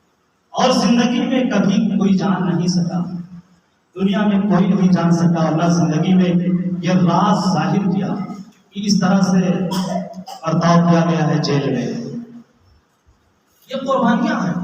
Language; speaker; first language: Urdu; native; Urdu